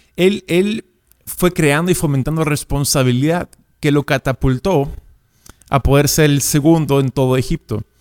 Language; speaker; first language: Spanish; native; Spanish